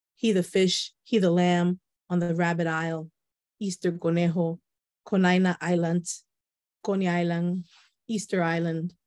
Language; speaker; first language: English; early bilingual, other home language; Spanish